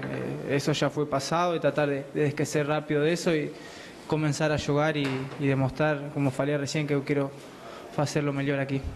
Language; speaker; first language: Portuguese; non-native, learner; Spanish